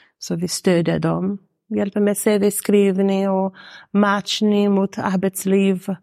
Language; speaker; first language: Swedish; non-native, fluent; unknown